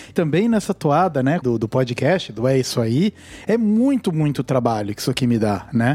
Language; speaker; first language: Portuguese; native; Portuguese